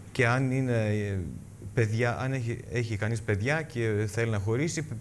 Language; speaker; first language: Greek; early bilingual, heritage; Greek